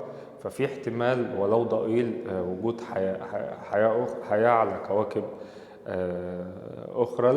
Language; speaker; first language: Arabic; native; Arabic